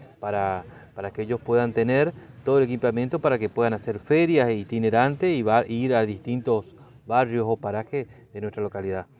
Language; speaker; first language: Spanish; native; Spanish